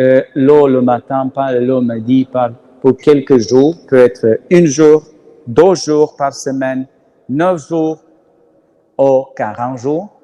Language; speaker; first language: French; non-native, learner; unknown